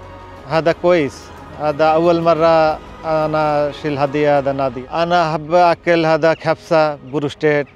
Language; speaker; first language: Arabic; non-native, learner; Urdu